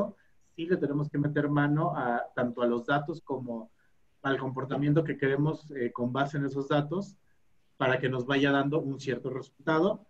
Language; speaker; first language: Spanish; native; Spanish